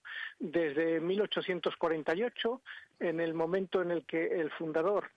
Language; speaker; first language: Spanish; native; Spanish